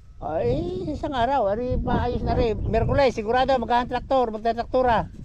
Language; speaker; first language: Filipino; native; Filipino